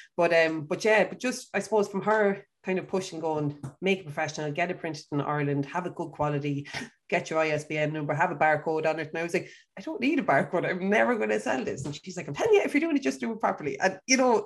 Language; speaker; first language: English; native; English